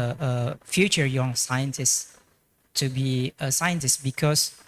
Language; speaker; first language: English; non-native, fluent; Indonesian